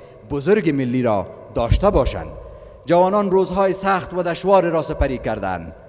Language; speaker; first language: Persian; native; Persian